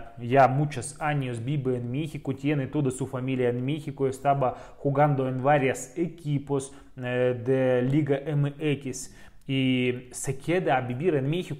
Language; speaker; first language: Spanish; non-native, learner; Russian